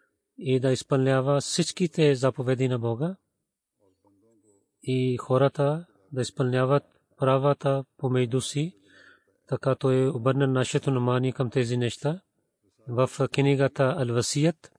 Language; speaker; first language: Bulgarian; non-native, learner; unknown